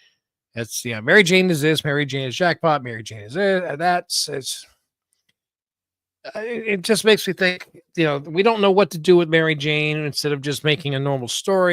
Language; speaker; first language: English; native; English